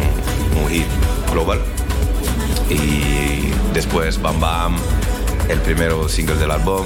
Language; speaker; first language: Spanish; non-native, learner; French